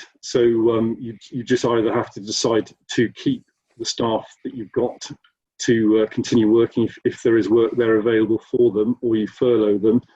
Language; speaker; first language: English; native; English